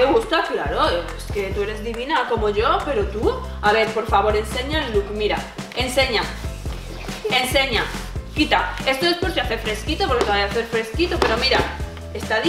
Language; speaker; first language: Spanish; native; Spanish